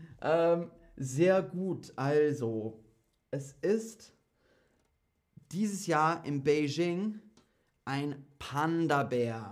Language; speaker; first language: German; non-native, fluent; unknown